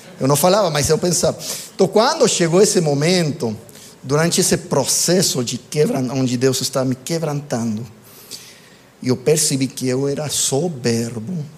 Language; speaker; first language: Portuguese; non-native, fluent; English